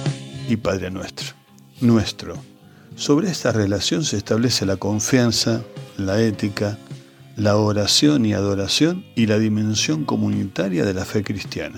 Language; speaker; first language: Spanish; native; Spanish